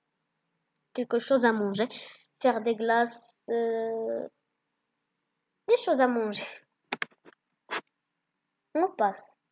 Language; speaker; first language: French; non-native, learner; Arabic